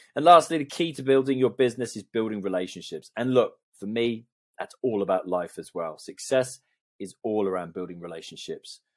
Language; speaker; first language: English; native; English